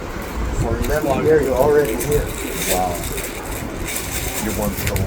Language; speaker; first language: English; non-native, learner; German